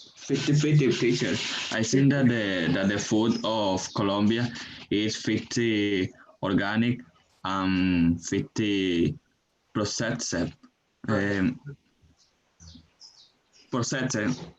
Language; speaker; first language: English; non-native, learner; Spanish